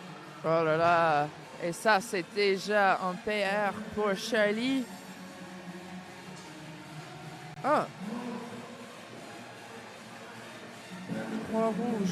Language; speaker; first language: French; non-native, fluent; English